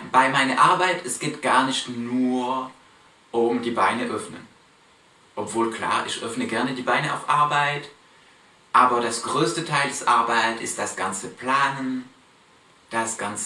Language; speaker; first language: German; non-native, fluent; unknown